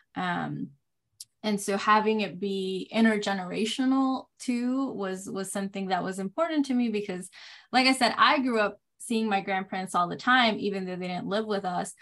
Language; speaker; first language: English; non-native, fluent; Spanish